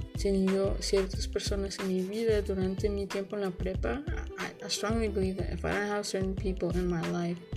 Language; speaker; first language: Spanish; early bilingual, heritage; Spanish